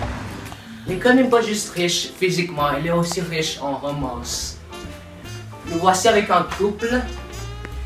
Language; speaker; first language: French; non-native, learner; English